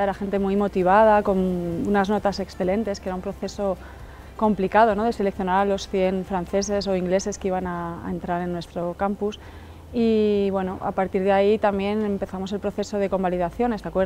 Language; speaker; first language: Spanish; native; Spanish